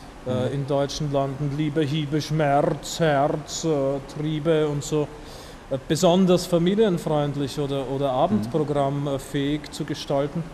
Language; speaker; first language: German; native; German